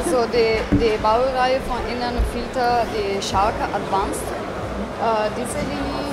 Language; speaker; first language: German; non-native, fluent; Italian